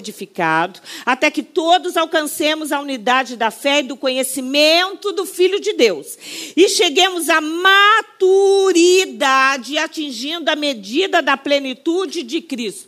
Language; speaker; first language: Portuguese; native; Portuguese